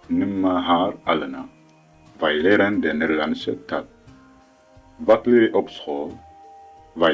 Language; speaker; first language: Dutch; non-native, learner; Tigrinya